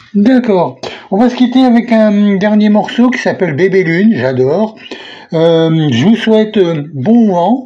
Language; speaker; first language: French; native; French